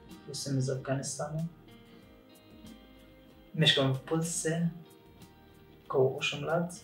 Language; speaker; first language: Polish; non-native, learner; Persian